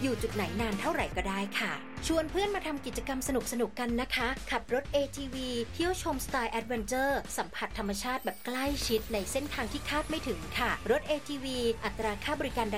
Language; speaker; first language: Thai; native; Thai